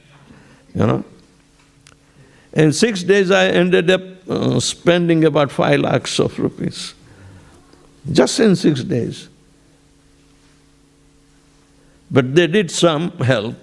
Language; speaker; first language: English; non-native, local second language; Gujarati